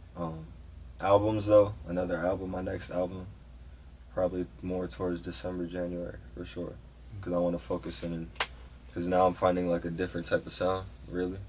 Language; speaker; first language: English; native; English